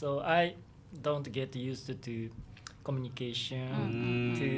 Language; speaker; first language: English; non-native, learner; Japanese